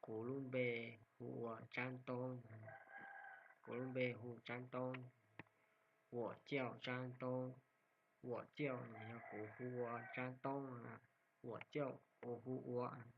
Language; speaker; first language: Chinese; non-native, fluent; Hmong